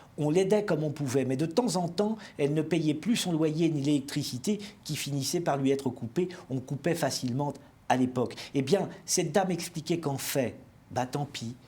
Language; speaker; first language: French; native; French